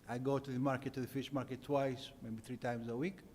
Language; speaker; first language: English; non-native, fluent; Greek